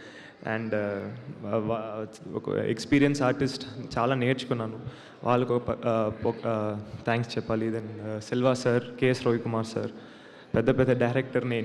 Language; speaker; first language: Telugu; non-native, learner; Tamil